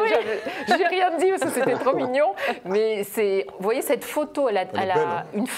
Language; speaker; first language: French; native; French